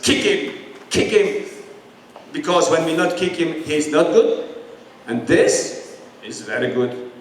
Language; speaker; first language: English; non-native, learner; Polish